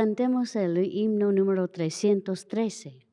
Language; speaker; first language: Spanish; native; Spanish